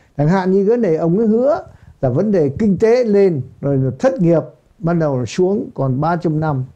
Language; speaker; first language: Vietnamese; native; Vietnamese